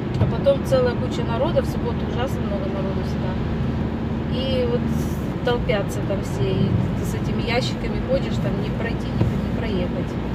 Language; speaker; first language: Russian; native; Russian